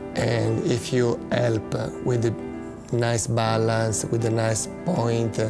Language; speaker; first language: English; non-native, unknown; Italian